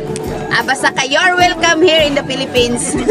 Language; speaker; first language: English; non-native, local second language; Cebuano